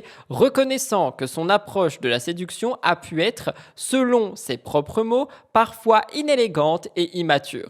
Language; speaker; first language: French; native; French